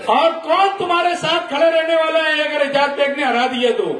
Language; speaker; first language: Hindi; non-native, local second language; Urdu